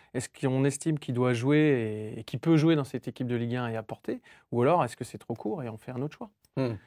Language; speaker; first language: French; native; French